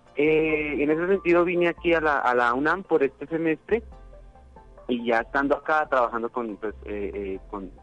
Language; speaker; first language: Spanish; native; Spanish